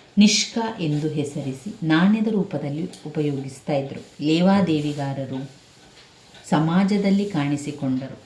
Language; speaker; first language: Kannada; native; Kannada